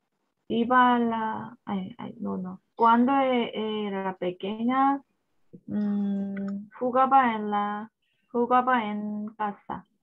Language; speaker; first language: Spanish; non-native, learner; Korean